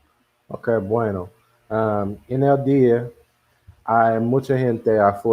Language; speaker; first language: Spanish; non-native, learner; English